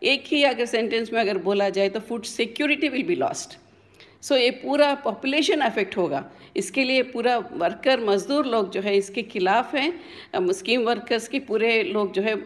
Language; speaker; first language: Hindi; non-native, local second language; Telugu